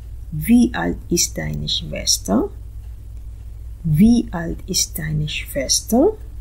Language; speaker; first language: German; non-native, fluent; Filipino